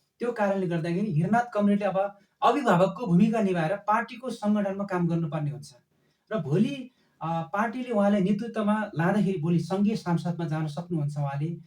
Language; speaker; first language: Nepali; non-native, local second language; Eastern Tamang